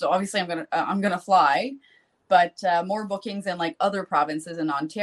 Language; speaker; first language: English; non-native, fluent; French